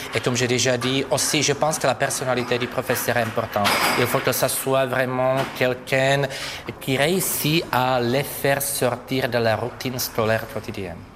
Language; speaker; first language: French; non-native, fluent; Czech